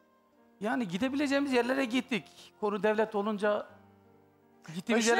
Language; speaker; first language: Turkish; native; Turkish